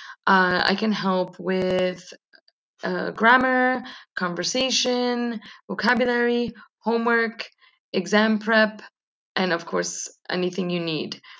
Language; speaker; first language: English; native; English